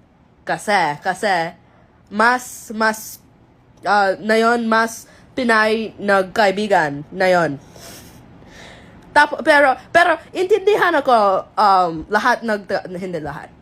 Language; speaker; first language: Filipino; non-native, local second language; English